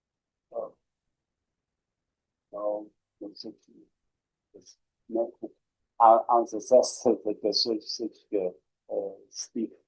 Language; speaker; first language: English; non-native, learner; Chinese